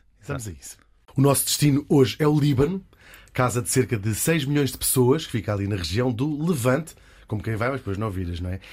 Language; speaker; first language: Portuguese; native; Portuguese